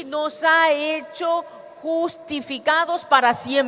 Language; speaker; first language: Spanish; native; Spanish